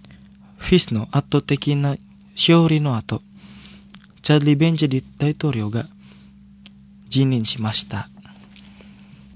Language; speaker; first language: Japanese; non-native, fluent; Indonesian